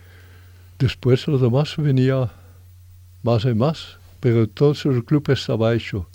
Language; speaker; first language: Spanish; non-native, fluent; French